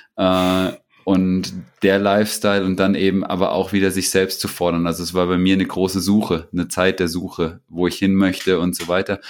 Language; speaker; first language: German; native; German